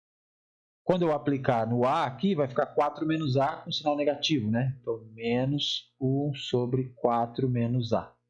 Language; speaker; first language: Portuguese; native; Portuguese